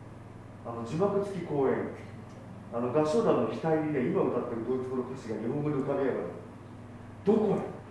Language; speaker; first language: Japanese; native; Japanese